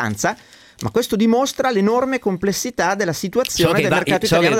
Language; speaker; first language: Italian; native; Italian